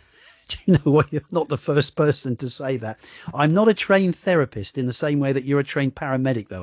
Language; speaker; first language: English; native; English